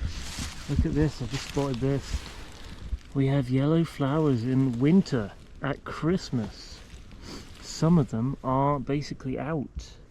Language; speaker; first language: English; native; English